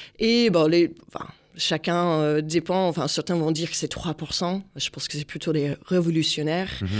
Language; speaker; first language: French; non-native, fluent; English